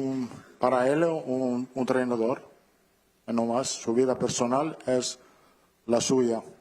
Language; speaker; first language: Portuguese; non-native, learner; Italian